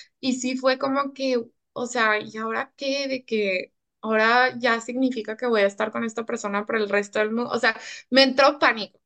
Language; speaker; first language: Spanish; early bilingual, heritage; Spanish